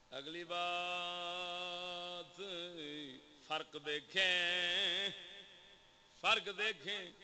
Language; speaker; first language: Urdu; non-native, local second language; Punjabi